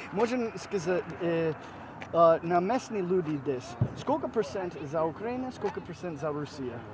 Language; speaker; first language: Russian; non-native, learner; English